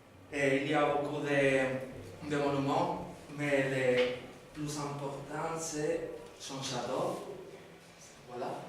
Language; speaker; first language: French; non-native, learner; Spanish